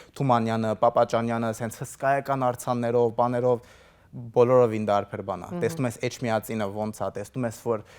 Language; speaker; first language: Armenian; early bilingual, heritage; Armenian